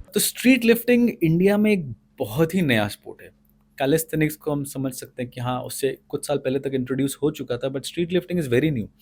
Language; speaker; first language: Hindi; native; Hindi